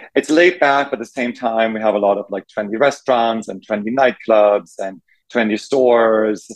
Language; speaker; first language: English; non-native, fluent; German